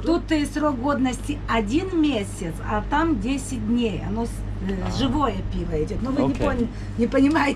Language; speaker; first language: Russian; native; Russian